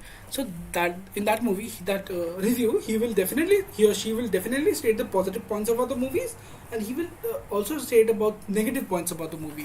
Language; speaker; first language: English; non-native, local second language; Hindi